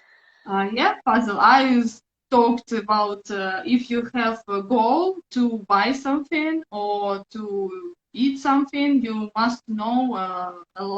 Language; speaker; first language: English; non-native, learner; Russian